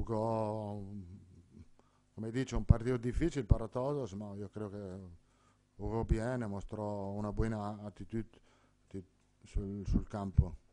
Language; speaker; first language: Spanish; non-native, fluent; Italian